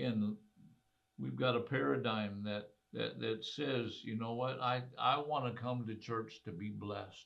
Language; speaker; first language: English; native; English